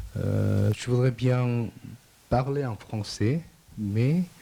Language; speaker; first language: French; non-native, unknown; Korean